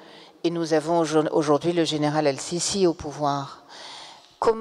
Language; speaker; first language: French; native; French